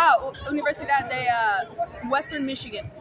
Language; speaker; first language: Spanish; non-native, learner; English